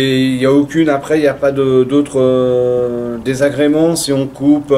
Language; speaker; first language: French; native; French